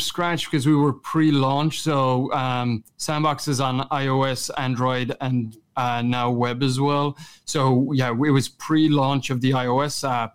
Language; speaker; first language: English; native; English